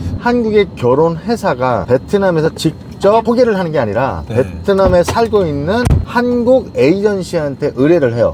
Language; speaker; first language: Korean; native; Korean